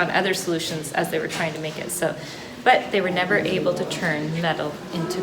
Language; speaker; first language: English; native; English